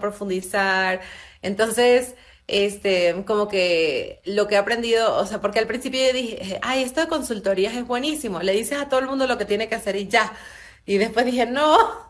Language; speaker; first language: Spanish; native; Spanish